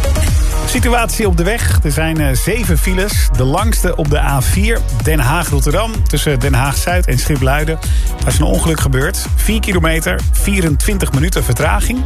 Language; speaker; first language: Dutch; native; Dutch